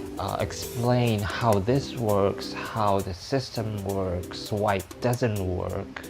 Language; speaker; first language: English; non-native, fluent; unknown